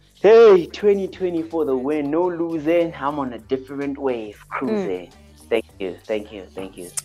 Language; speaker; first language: English; early bilingual, other home language; Xhosa